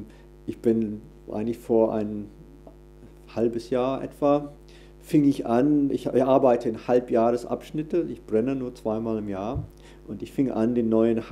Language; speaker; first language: German; non-native, fluent; English